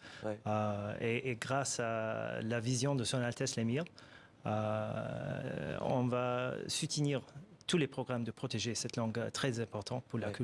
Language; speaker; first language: French; non-native, fluent; Arabic